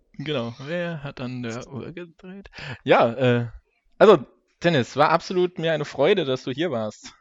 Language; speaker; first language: German; native; German